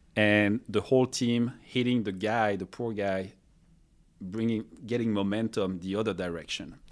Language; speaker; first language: English; non-native, fluent; French